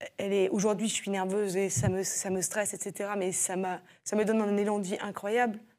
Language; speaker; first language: French; native; French